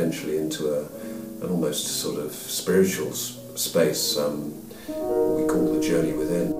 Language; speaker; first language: English; native; English